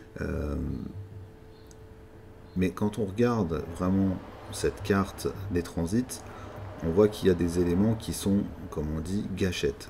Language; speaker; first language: French; native; French